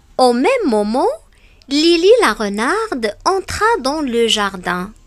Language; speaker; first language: French; non-native, local second language; Arabic